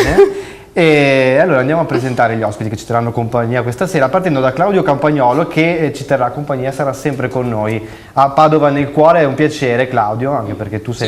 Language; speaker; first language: Italian; native; Italian